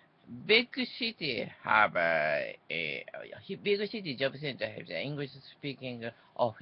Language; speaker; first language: English; non-native, learner; Japanese